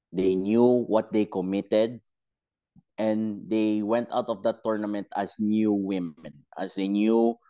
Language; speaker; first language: English; non-native, local second language; Cebuano